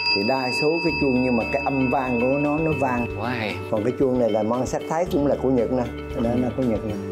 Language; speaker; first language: Vietnamese; native; Vietnamese